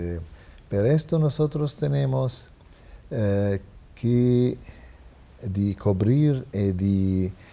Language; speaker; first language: Spanish; non-native, fluent; Arabic